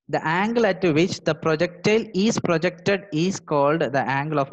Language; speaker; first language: English; non-native, local second language; Malayalam